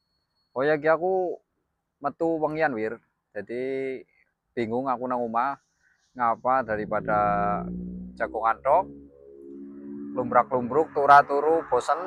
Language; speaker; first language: Indonesian; non-native, local second language; Javanese